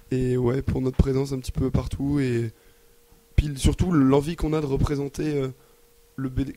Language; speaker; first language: French; native; French